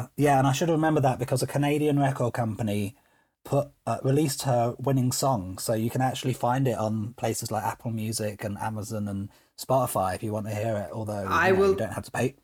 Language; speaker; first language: English; native; English